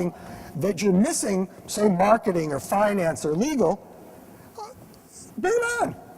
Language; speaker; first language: English; native; English